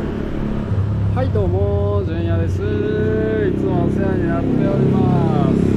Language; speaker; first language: Japanese; native; Japanese